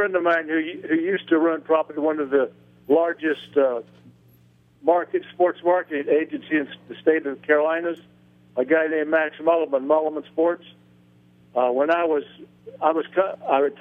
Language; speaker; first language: English; native; English